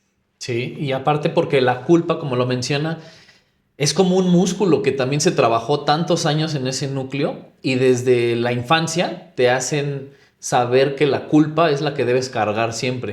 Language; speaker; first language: Spanish; native; Spanish